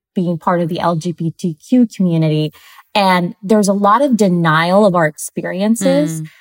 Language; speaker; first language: English; early bilingual, other home language; Spanish